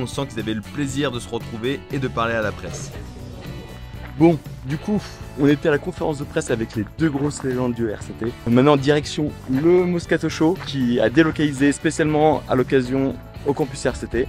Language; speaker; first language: French; native; French